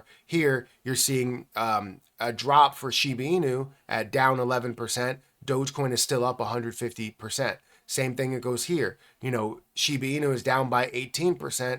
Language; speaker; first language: English; native; English